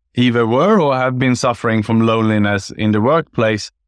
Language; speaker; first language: English; non-native, fluent; Swedish